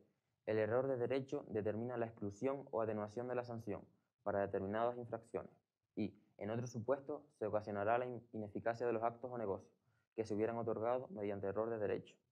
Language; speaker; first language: Spanish; native; Spanish